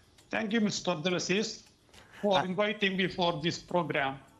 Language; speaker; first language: English; non-native, local second language; Malayalam